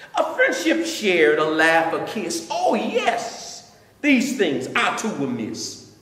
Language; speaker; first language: English; native; English